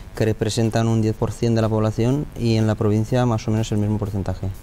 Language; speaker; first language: Spanish; non-native, fluent; Romanian